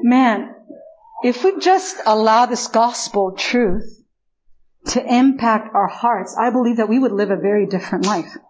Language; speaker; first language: English; non-native, fluent; Spanish